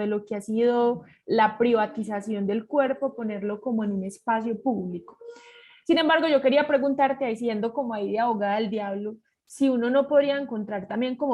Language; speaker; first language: Spanish; native; Spanish